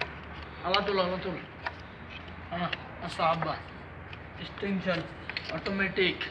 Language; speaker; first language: Arabic; non-native, learner; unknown